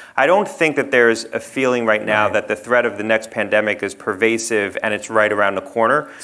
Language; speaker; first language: English; native; English